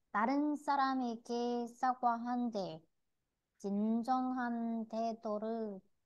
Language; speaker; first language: Korean; non-native, learner; Vietnamese